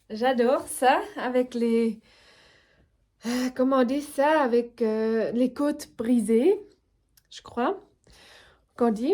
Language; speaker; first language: French; non-native, local second language; Swiss German